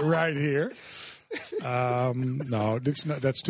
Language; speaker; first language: English; non-native, fluent; Dutch